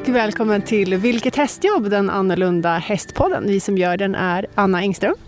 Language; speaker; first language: Swedish; native; Swedish